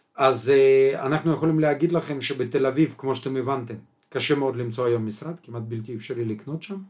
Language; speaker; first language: Hebrew; non-native, fluent; Russian